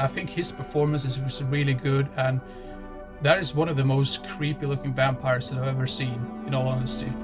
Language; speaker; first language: English; non-native, fluent; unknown